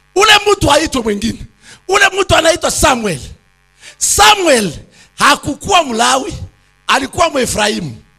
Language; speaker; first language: Swahili; native; Swahili